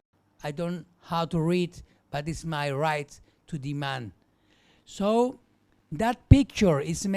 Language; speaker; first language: English; non-native, learner; Spanish